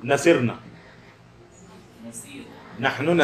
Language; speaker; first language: Arabic; non-native, fluent; Urdu